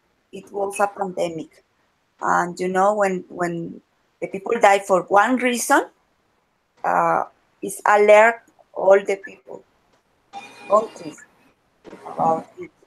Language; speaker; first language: English; non-native, learner; Spanish